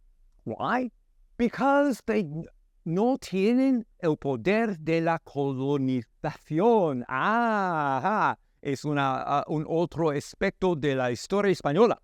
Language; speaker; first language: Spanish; non-native, learner; English